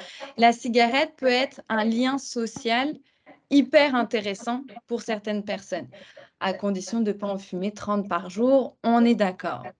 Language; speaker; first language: French; native; French